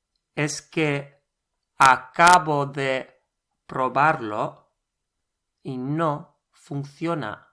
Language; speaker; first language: Spanish; non-native, fluent; English